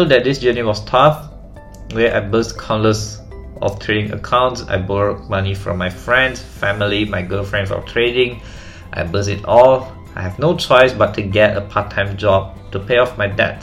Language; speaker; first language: English; non-native, local second language; Chinese